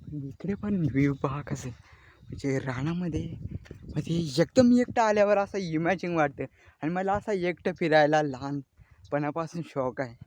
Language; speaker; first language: Marathi; non-native, local second language; Gondi